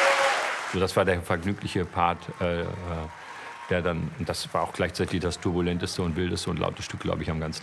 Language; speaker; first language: German; native; German